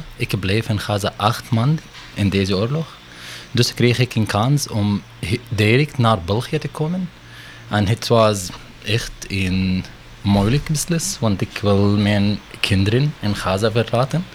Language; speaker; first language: Dutch; non-native, learner; Arabic